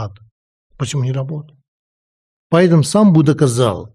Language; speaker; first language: Russian; non-native, learner; Tibetan